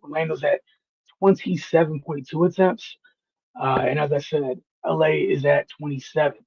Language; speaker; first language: English; native; English